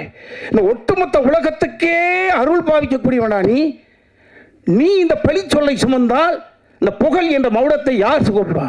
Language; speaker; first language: Tamil; native; Tamil